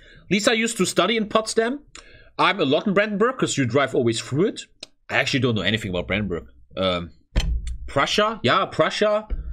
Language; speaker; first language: English; non-native, fluent; German